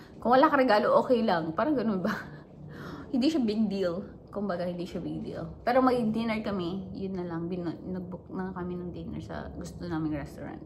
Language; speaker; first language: Filipino; non-native, local second language; Hiligaynon